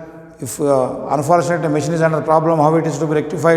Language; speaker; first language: English; non-native, local second language; Telugu